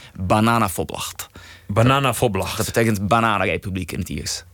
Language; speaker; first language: Dutch; native; Dutch